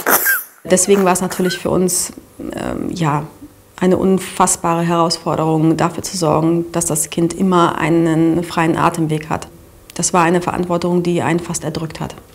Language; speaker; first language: German; native; German